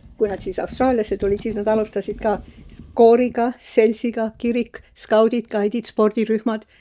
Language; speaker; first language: Estonian; early bilingual, heritage; Estonian